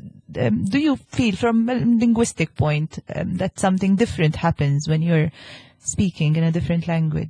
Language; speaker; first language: English; non-native, local second language; Maltese